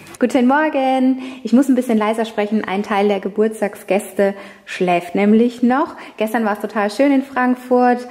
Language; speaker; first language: German; non-native, fluent; Italian